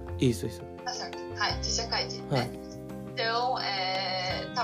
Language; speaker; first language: Portuguese; non-native, learner; Japanese